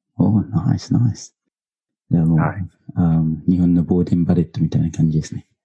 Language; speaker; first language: Japanese; non-native, fluent; English